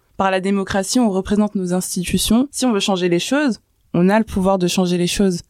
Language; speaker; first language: French; early bilingual, other home language; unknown